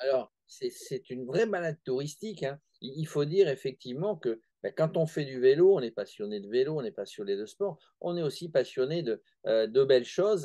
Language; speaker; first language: French; native; French